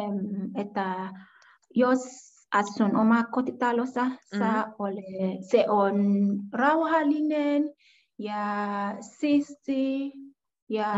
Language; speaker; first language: Finnish; non-native, learner; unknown